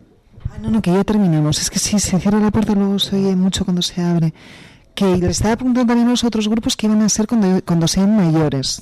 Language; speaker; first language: Spanish; native; Spanish